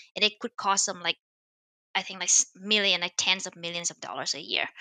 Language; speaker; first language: English; non-native, fluent; Vietnamese